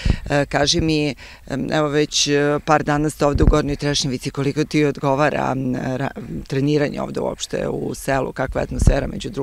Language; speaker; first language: Serbian; native; Serbian